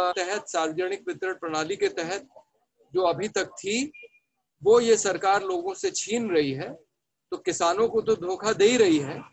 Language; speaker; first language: Hindi; native; Hindi